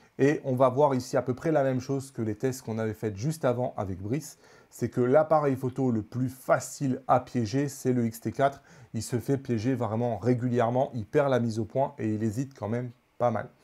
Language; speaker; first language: French; native; French